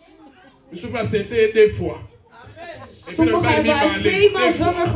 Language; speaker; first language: Dutch; non-native, learner; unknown